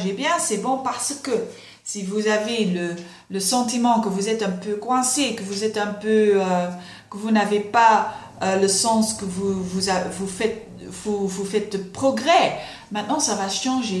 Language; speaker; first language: French; non-native, fluent; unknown